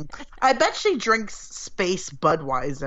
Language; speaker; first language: English; native; English